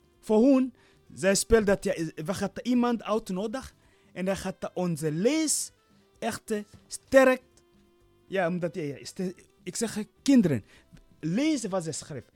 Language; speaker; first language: Dutch; non-native, learner; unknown